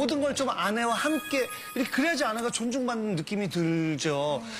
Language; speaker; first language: Korean; native; Korean